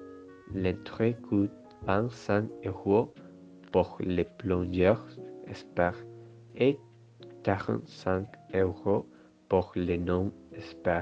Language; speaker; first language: French; non-native, learner; Spanish